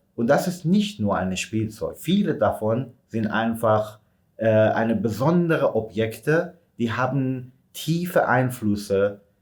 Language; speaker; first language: German; non-native, fluent; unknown